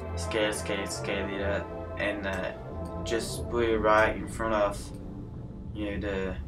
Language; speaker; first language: English; non-native, fluent; French